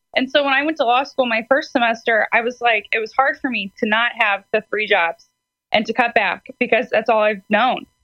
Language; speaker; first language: English; native; English